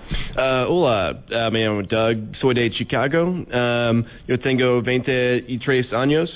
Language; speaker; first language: Spanish; non-native, learner; English